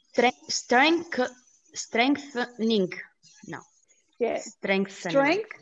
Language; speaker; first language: English; non-native, learner; Italian